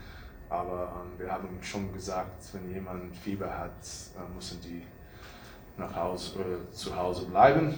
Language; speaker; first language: German; non-native, fluent; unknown